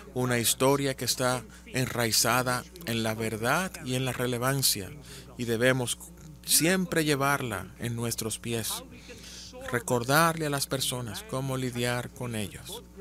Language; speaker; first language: Spanish; non-native, fluent; Malayalam